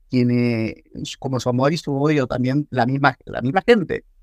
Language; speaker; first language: Spanish; native; Spanish